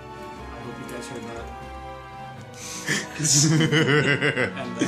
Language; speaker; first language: English; native; English